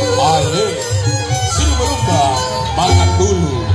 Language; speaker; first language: Indonesian; native; Indonesian